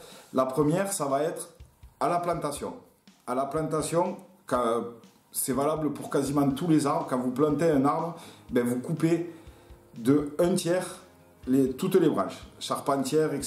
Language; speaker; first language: French; native; French